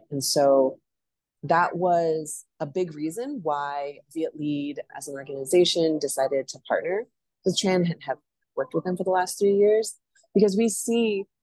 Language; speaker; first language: English; native; English